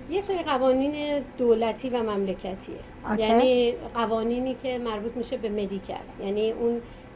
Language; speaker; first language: Persian; native; Persian